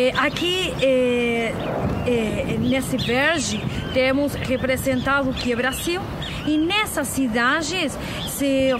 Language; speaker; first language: Portuguese; non-native, fluent; Spanish